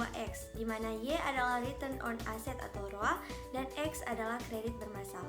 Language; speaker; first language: Indonesian; native; Indonesian